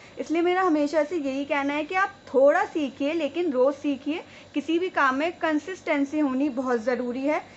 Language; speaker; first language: Hindi; native; Hindi